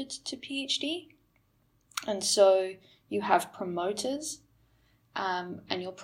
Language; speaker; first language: English; native; English